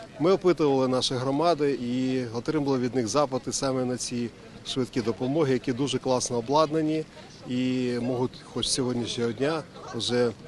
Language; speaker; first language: Ukrainian; non-native, local second language; Russian